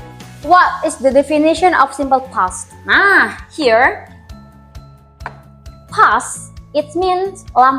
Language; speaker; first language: English; non-native, learner; Indonesian